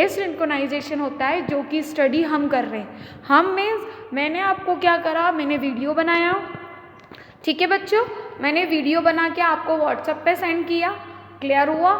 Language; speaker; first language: Hindi; native; Hindi